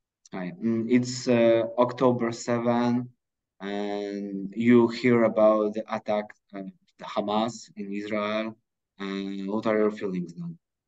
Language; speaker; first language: English; non-native, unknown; Polish